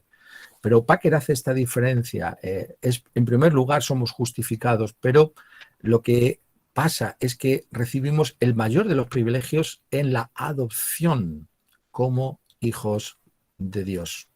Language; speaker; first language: Spanish; native; Spanish